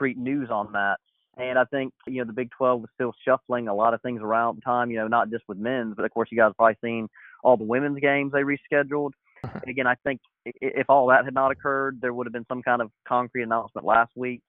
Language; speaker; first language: English; native; English